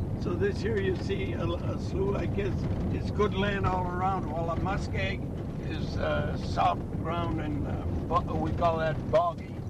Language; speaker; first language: English; native; English